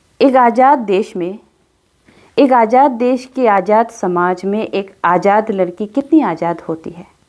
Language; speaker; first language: Hindi; non-native, local second language; Adi